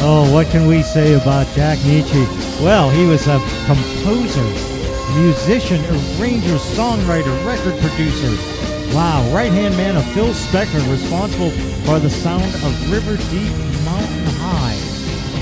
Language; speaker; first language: English; native; English